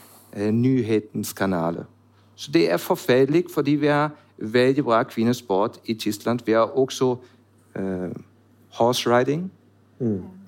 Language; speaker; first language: Norwegian; non-native, learner; German